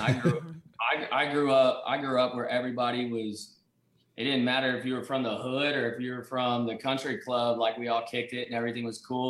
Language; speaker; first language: English; native; English